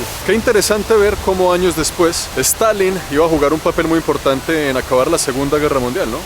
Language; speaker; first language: Spanish; native; Spanish